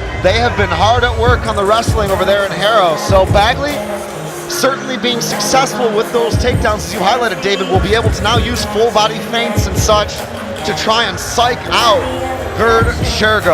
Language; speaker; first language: English; native; English